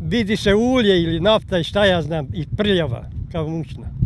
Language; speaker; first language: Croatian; non-native, local second language; Hungarian